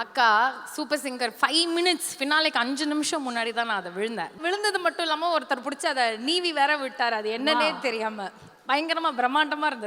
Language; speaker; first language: Tamil; native; Tamil